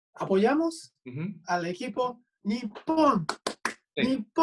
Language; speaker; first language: Spanish; non-native, fluent; Japanese